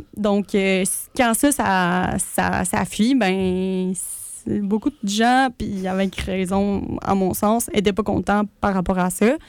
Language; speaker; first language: French; early bilingual, other home language; Spanish